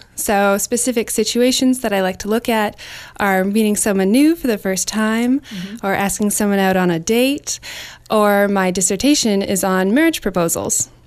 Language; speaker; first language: English; native; English